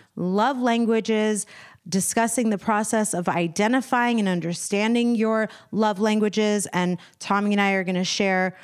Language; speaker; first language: English; native; English